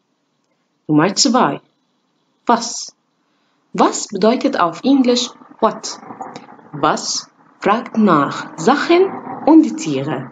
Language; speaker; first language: German; non-native, fluent; Arabic